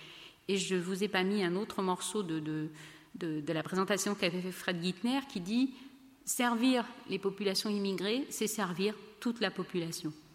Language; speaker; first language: French; native; French